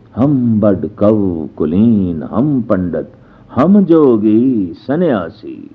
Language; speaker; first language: Hindi; non-native, local second language; Punjabi